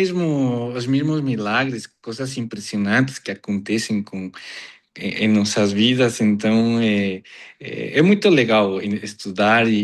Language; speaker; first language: Portuguese; non-native, fluent; Spanish